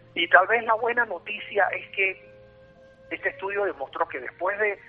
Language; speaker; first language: Spanish; native; Spanish